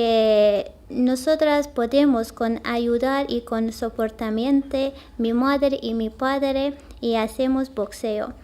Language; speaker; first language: Spanish; non-native, learner; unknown